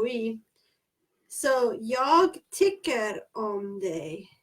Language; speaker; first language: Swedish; non-native, learner; English